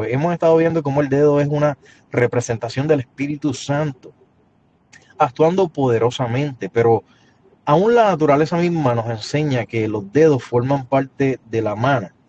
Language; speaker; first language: Spanish; native; Spanish